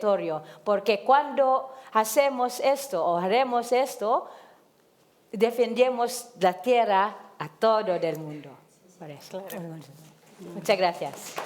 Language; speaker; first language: Spanish; non-native, learner; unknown